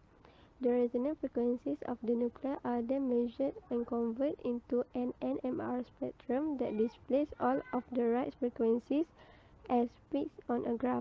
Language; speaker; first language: English; non-native, fluent; Malay